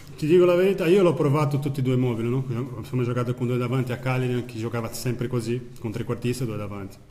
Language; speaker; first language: Italian; non-native, fluent; Portuguese